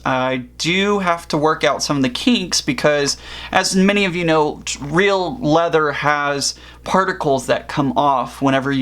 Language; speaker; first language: English; native; English